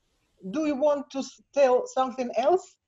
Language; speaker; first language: English; non-native, learner; Russian